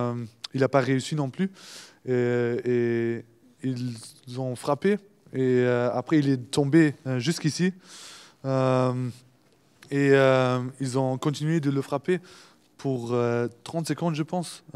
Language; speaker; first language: French; non-native, fluent; Turkish